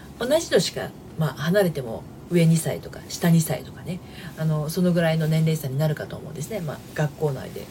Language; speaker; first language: Japanese; native; Japanese